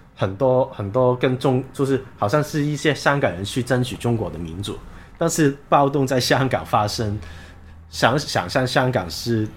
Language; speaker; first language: Chinese; non-native, local second language; Cantonese